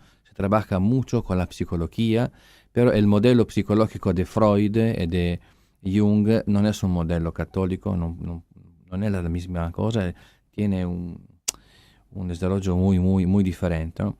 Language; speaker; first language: Spanish; non-native, fluent; Italian